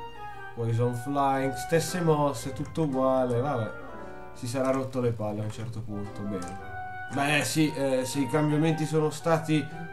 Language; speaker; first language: Italian; native; Italian